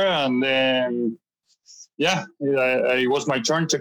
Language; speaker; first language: English; non-native, fluent; Spanish